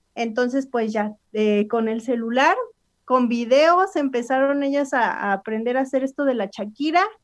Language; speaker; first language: Spanish; native; Spanish